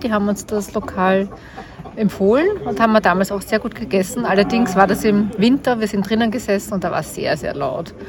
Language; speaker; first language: German; native; German